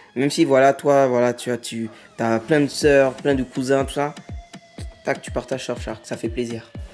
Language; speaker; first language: French; native; French